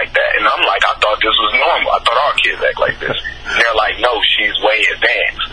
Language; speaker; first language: English; native; English